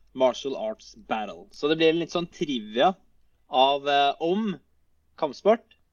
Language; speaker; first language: Norwegian; native; Norwegian